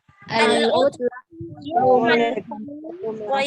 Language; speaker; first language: Arabic; non-native, learner; Indonesian